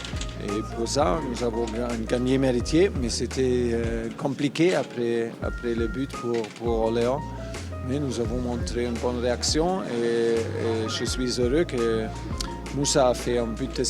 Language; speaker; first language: French; non-native, fluent; German